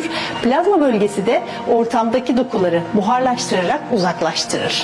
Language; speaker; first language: Turkish; native; Turkish